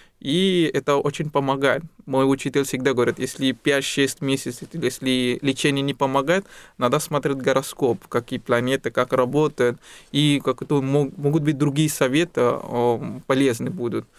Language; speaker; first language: Russian; non-native, fluent; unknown